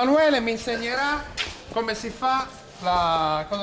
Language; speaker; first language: Italian; native; Italian